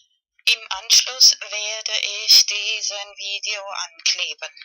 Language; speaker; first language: German; non-native, learner; Spanish